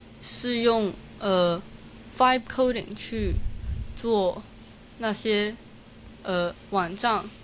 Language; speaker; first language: Chinese; non-native, local second language; Cantonese